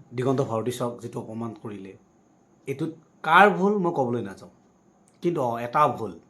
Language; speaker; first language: Assamese; native; Assamese